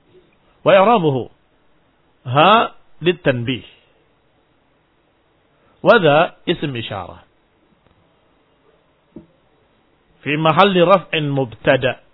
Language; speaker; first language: Arabic; non-native, fluent; Indonesian